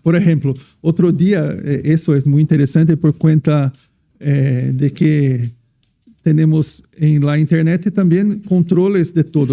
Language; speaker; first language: Spanish; non-native, fluent; Portuguese